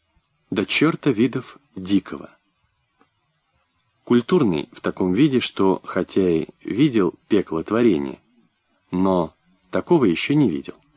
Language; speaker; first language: Russian; native; Russian